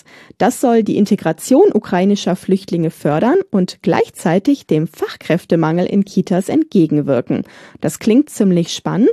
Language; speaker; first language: German; native; German